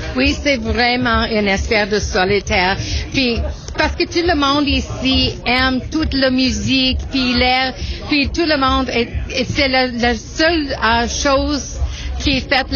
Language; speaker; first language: French; non-native, local second language; English